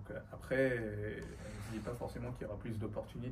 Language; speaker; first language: French; early bilingual, other home language; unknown